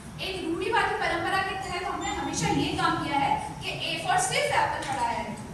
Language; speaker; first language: Hindi; native; Hindi